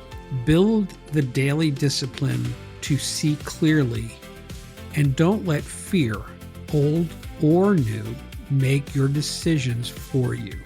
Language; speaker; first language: English; native; English